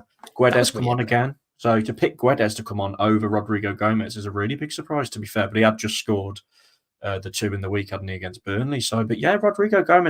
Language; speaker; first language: English; native; English